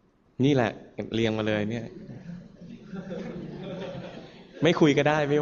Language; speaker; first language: Thai; native; Thai